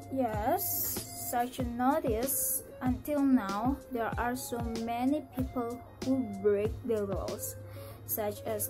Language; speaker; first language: English; non-native, learner; Indonesian